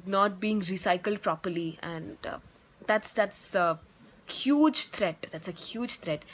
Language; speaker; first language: English; non-native, local second language; Tamil